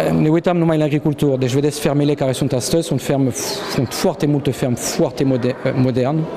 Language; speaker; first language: Romanian; non-native, fluent; French